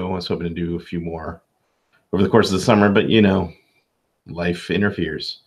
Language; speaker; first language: English; native; English